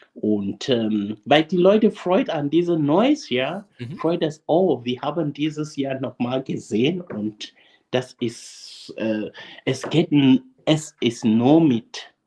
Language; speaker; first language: German; non-native, fluent; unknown